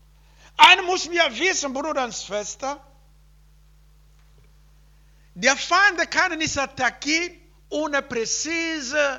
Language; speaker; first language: German; non-native, learner; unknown